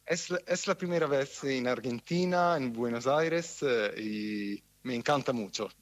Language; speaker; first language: Spanish; non-native, fluent; Italian